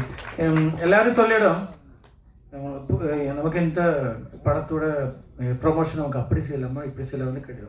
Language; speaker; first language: Tamil; non-native, learner; Malayalam